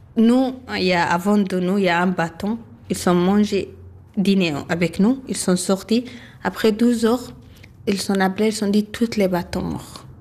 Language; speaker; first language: French; non-native, learner; Arabic